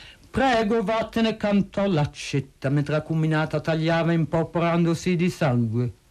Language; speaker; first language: Italian; early bilingual, heritage; Italian